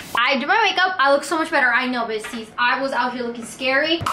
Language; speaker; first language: English; native; English